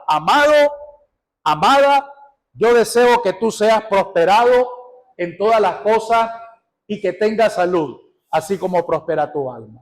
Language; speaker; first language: Spanish; native; Spanish